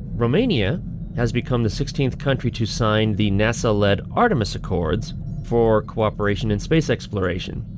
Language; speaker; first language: English; native; English